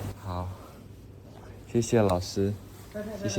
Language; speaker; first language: Chinese; non-native, learner; Indonesian